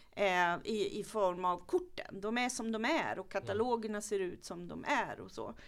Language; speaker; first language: Swedish; native; Swedish